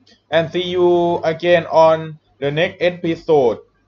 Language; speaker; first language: English; non-native, learner; Thai